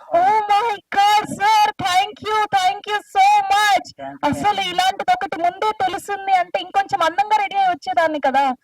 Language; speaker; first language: Telugu; native; Telugu